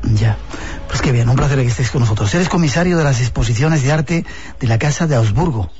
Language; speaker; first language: Spanish; native; Spanish